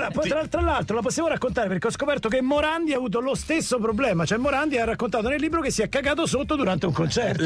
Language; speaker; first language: Italian; native; Italian